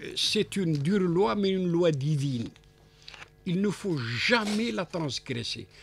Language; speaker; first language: French; non-native, local second language; Arabic